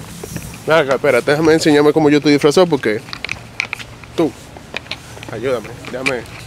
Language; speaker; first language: Spanish; native; Spanish